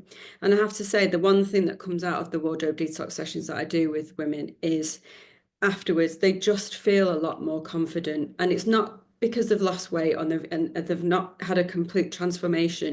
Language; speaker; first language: English; native; English